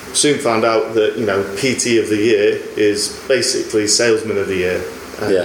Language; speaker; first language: English; native; English